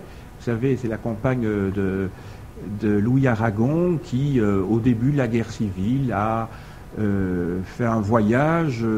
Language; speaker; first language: French; native; French